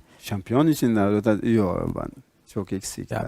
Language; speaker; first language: Turkish; non-native, learner; Portuguese